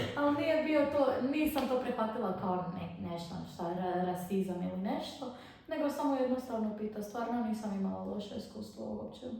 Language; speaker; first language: Bosnian; early bilingual, other home language; Arabic